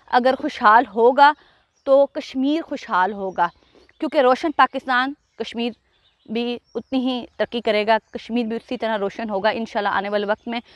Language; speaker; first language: Urdu; non-native, local second language; Punjabi